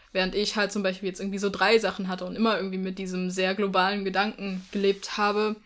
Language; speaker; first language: German; native; German